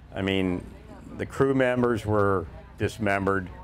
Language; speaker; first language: English; native; English